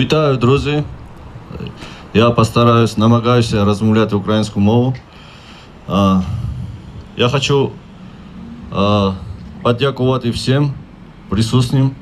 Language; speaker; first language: Ukrainian; non-native, learner; Georgian